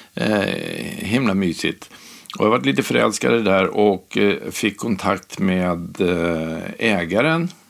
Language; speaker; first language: Swedish; native; Swedish